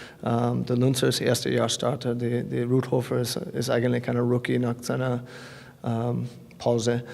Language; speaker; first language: German; non-native, fluent; English